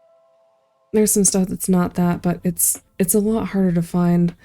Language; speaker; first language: English; native; English